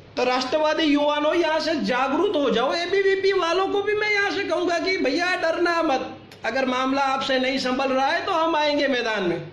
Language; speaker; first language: Hindi; non-native, local second language; Gujarati